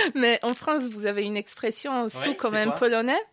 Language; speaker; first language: French; non-native, fluent; Polish